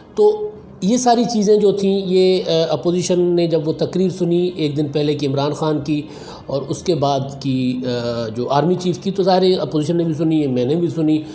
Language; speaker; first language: Urdu; non-native, local second language; Sindhi